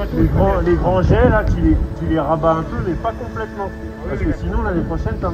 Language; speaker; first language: French; native; French